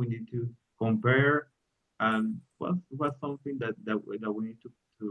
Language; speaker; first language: English; non-native, learner; Spanish